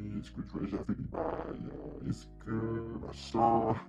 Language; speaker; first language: French; native; French